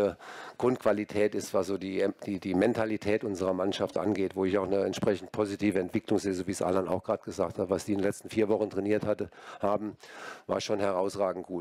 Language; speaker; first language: German; native; German